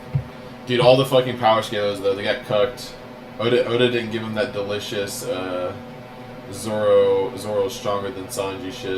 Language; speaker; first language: English; native; English